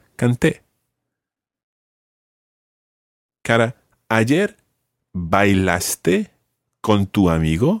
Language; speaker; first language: Spanish; non-native, fluent; English